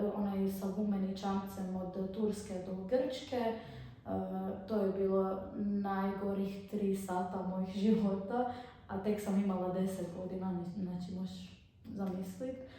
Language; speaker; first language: Bosnian; early bilingual, other home language; Arabic